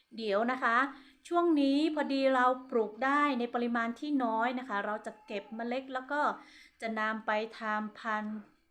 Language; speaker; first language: Thai; non-native, local second language; Hmong